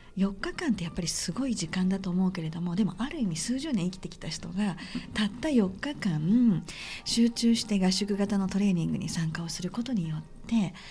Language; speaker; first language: Japanese; native; Japanese